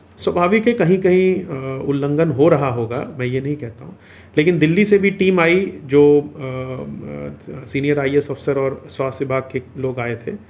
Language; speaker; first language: Hindi; native; Hindi